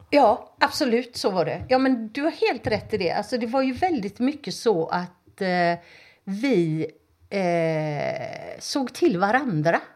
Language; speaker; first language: Swedish; native; Swedish